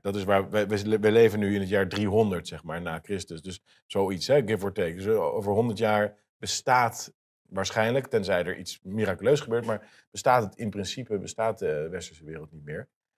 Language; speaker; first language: Dutch; native; Dutch